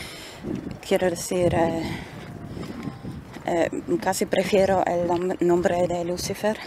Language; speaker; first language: Spanish; non-native, fluent; German